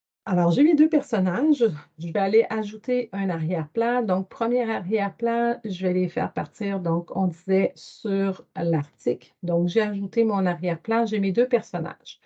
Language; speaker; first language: French; native; French